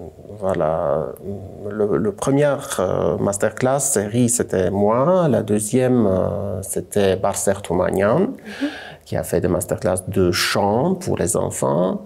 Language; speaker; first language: French; non-native, fluent; Armenian